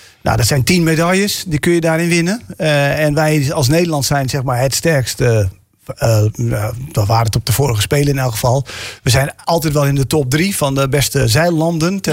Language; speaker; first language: Dutch; native; Dutch